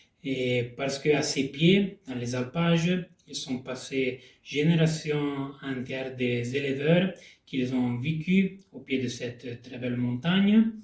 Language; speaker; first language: French; non-native, local second language; Italian